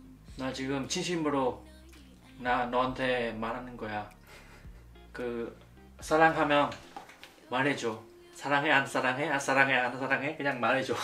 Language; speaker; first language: Korean; non-native, learner; Vietnamese